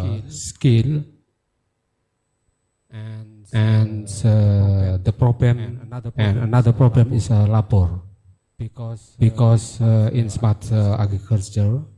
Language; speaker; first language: English; non-native, learner; Indonesian